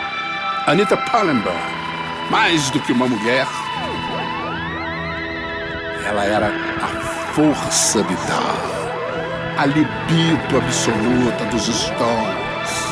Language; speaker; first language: Portuguese; native; Portuguese